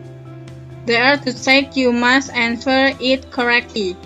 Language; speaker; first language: English; non-native, learner; Indonesian